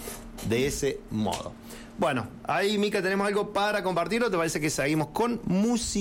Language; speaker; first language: Spanish; native; Spanish